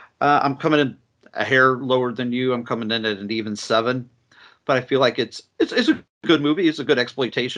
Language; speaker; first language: English; native; English